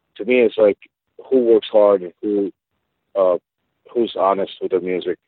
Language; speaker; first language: English; early bilingual, other home language; Spanish